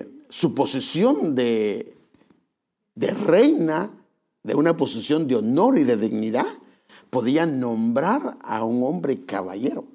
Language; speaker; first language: Spanish; native; Spanish